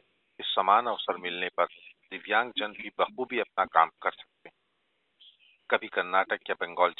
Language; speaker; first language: Hindi; native; Hindi